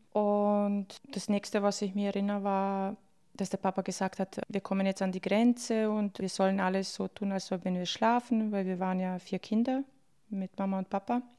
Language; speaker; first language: German; early bilingual, other home language; Bosnian